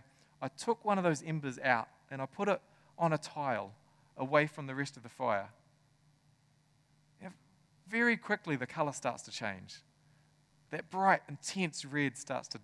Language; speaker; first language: English; native; English